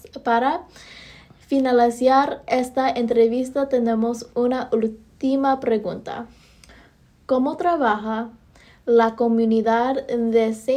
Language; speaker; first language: Spanish; early bilingual, heritage; Spanish